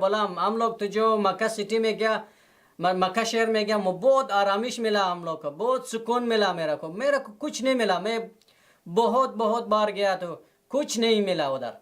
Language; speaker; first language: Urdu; non-native, learner; Persian